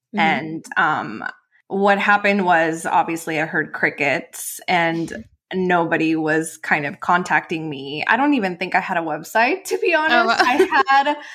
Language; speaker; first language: English; non-native, fluent; Spanish